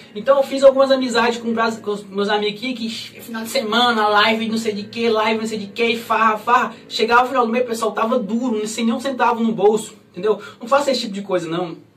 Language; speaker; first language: Portuguese; native; Portuguese